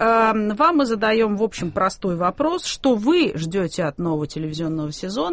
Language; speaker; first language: Russian; native; Russian